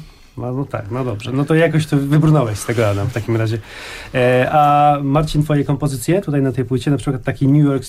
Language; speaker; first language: Polish; native; Polish